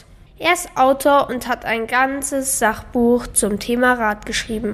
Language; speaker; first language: German; native; German